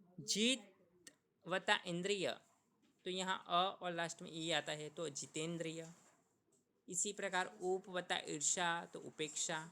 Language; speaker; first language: Hindi; non-native, local second language; Gujarati